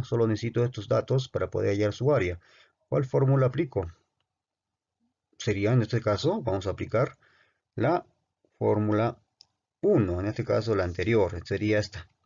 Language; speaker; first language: Spanish; native; Spanish